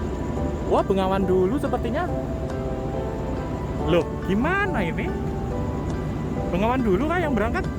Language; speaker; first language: Indonesian; native; Indonesian